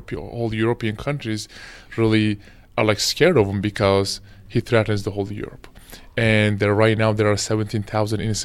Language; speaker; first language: English; non-native, fluent; Turkish